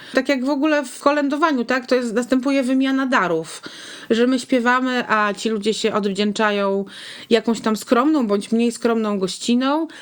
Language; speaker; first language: Polish; native; Polish